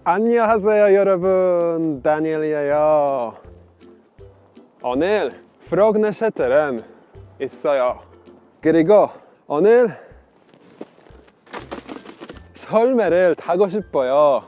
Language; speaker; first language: Korean; non-native, learner; Norwegian